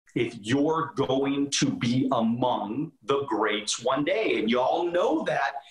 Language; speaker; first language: English; native; English